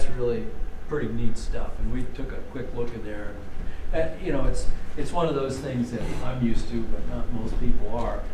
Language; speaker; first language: English; native; English